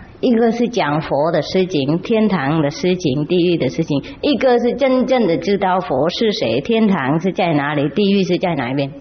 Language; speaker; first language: Chinese; non-native, fluent; Vietnamese